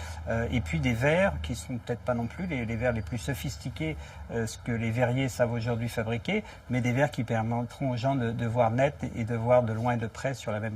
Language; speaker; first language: French; native; French